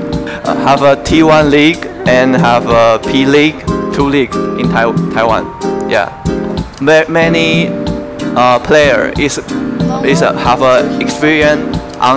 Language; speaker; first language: English; non-native, learner; Chinese